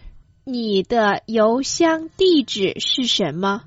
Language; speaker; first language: Chinese; non-native, fluent; Croatian